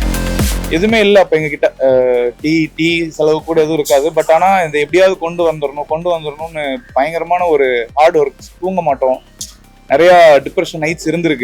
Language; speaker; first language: Tamil; native; Tamil